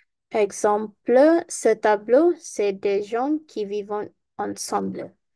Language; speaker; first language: French; non-native, learner; Malay